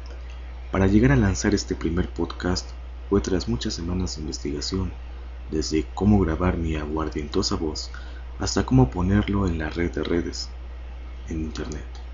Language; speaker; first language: Spanish; native; Spanish